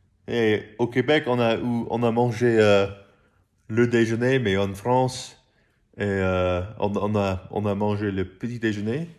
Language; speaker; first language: French; non-native, learner; English